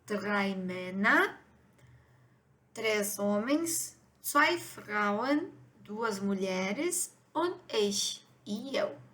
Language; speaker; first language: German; non-native, fluent; Portuguese